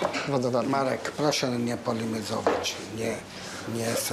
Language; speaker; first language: Polish; non-native, learner; Italian